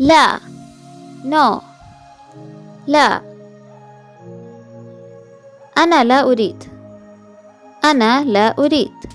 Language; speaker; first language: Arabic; non-native, fluent; Malayalam